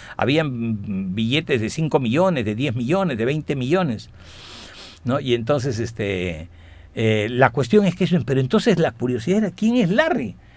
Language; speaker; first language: Spanish; native; Spanish